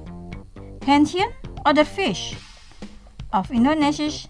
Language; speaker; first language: German; non-native, fluent; Indonesian